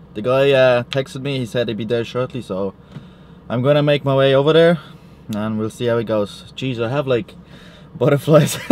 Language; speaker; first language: English; native; English